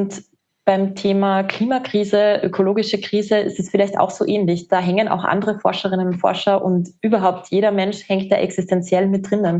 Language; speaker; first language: German; native; German